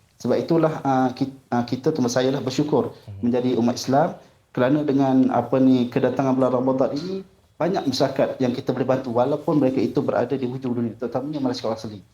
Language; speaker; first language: Malay; non-native, local second language; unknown